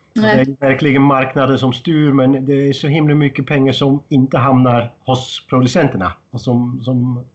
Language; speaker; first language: Swedish; non-native, fluent; Dutch